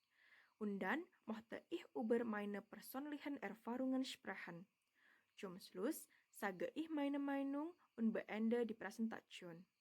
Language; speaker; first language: German; non-native, learner; Indonesian